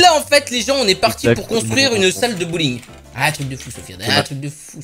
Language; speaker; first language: French; native; French